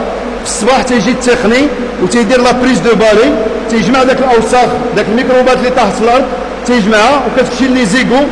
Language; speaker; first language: Arabic; native; Arabic